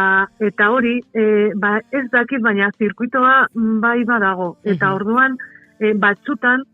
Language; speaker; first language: Basque; non-native, local second language; Spanish